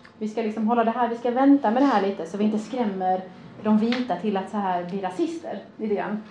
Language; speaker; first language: Swedish; early bilingual, other home language; Persian